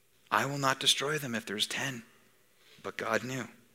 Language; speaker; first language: English; native; English